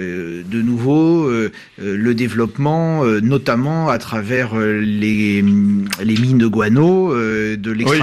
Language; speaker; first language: French; native; French